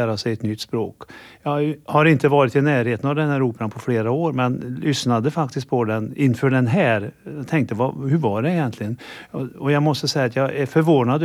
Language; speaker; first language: Swedish; native; Swedish